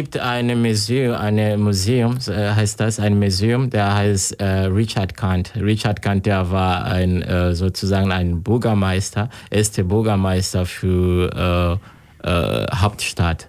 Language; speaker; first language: German; non-native, learner; Kinyarwanda